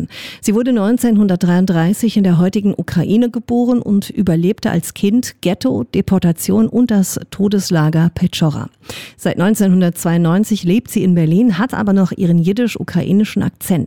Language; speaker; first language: German; native; German